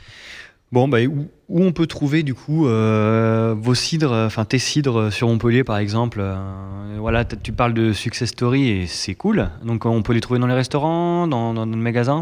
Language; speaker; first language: French; native; French